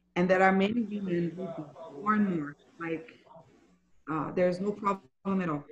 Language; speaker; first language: English; non-native, fluent; Portuguese